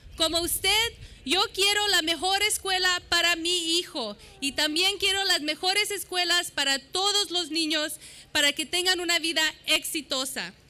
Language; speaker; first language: Spanish; early bilingual, heritage; Spanish